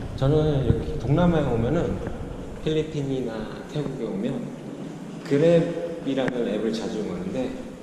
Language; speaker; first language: Korean; native; Korean